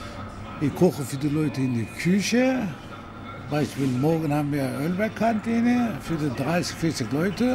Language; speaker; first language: German; non-native, learner; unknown